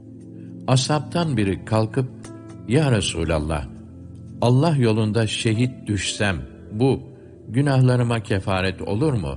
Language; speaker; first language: Turkish; native; Turkish